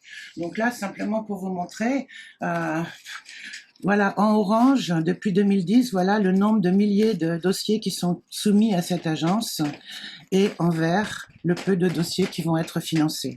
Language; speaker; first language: French; native; French